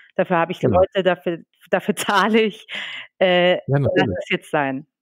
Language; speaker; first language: German; native; German